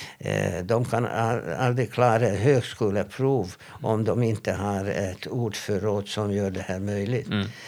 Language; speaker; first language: Swedish; non-native, fluent; Hebrew